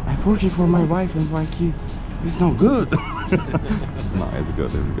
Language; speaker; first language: English; non-native, learner; Russian